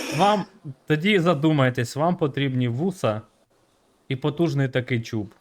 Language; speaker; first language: Ukrainian; native; Ukrainian